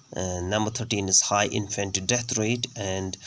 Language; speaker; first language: English; non-native, local second language; Urdu